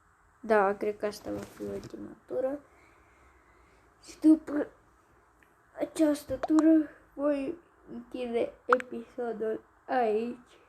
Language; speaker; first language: Romanian; native; Romanian